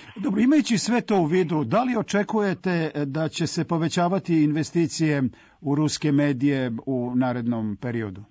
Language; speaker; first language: Serbian; native; Serbian